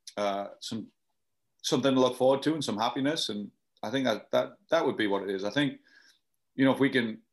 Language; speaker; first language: English; native; English